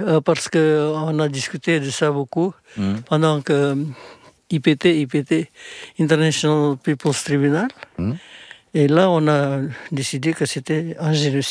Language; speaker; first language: French; non-native, fluent; Indonesian